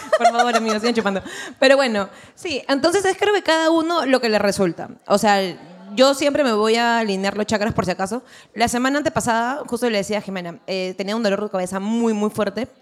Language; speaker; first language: Spanish; native; Spanish